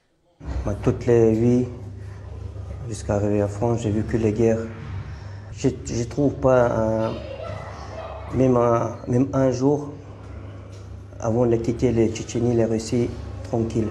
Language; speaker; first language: French; non-native, learner; Chechen